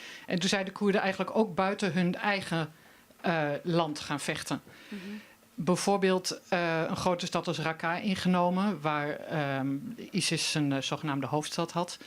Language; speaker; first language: Dutch; native; Dutch